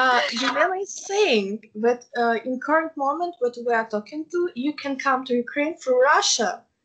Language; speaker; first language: English; non-native, fluent; Russian